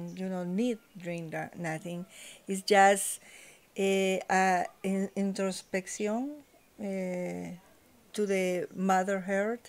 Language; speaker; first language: English; non-native, learner; Spanish